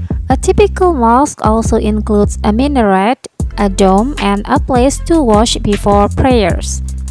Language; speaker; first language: English; non-native, fluent; Indonesian